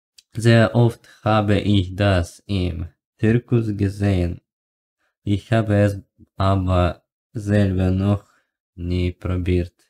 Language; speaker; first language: German; non-native, learner; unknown